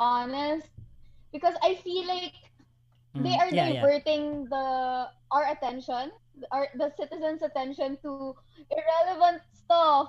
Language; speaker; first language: English; non-native, local second language; Hiligaynon